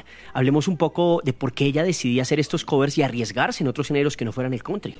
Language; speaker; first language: Spanish; native; Spanish